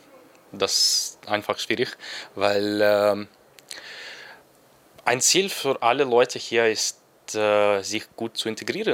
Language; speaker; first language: German; non-native, fluent; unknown